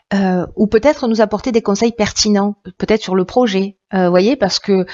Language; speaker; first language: French; native; French